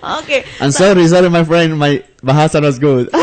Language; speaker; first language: English; non-native, learner; Spanish